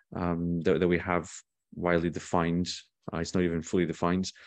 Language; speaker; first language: English; non-native, fluent; Portuguese